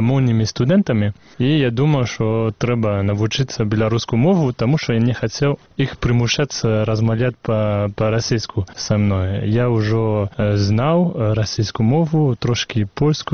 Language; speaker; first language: Belarusian; non-native, fluent; French